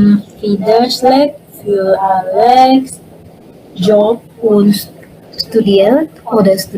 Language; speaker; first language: German; non-native, learner; Indonesian